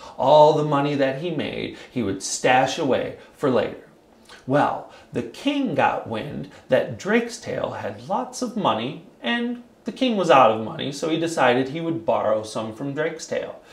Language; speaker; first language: English; native; English